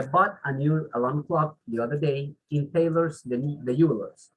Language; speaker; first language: English; non-native, fluent; Spanish